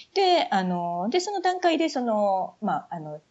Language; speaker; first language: Japanese; native; Japanese